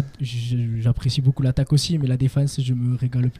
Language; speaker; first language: French; native; French